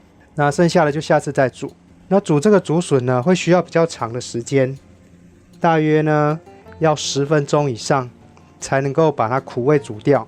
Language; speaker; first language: Chinese; native; Chinese